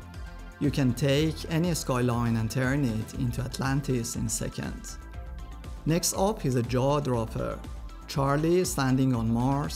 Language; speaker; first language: English; non-native, fluent; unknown